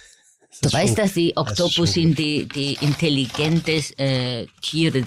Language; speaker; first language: German; non-native, fluent; Spanish